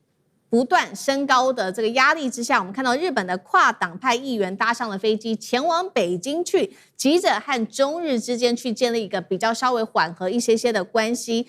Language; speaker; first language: Chinese; native; Chinese